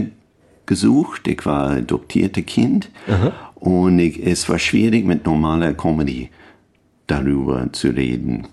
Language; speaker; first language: German; non-native, learner; English